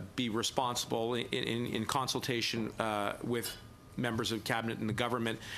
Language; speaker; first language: English; native; English